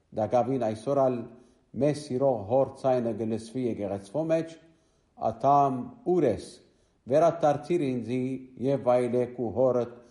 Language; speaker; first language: Armenian; native; Armenian